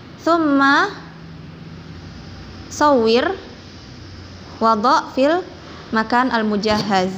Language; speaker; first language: Arabic; non-native, fluent; Indonesian